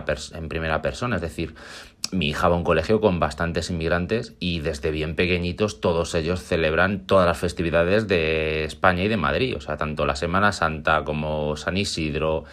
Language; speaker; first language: Spanish; native; Spanish